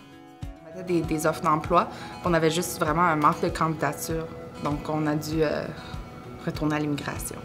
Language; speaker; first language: French; native; French